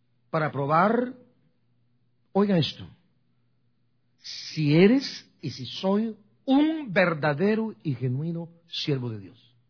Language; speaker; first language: Spanish; native; Spanish